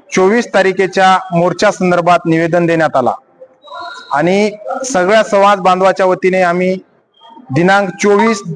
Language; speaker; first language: Marathi; non-native, local second language; Lambadi